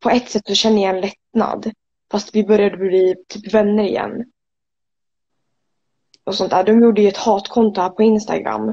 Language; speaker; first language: Swedish; native; Swedish